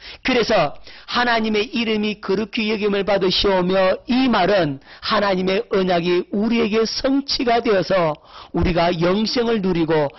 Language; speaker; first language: Korean; native; Korean